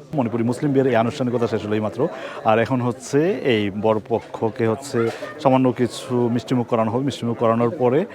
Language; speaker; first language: Bangla; native; Bangla